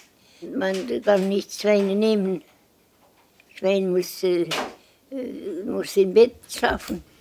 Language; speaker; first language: German; non-native, learner; Estonian